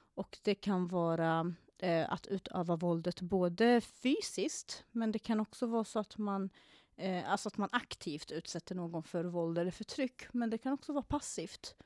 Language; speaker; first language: Swedish; non-native, fluent; Arabic